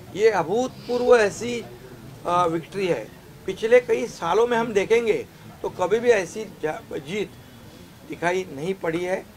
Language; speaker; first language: Hindi; non-native, local second language; Marathi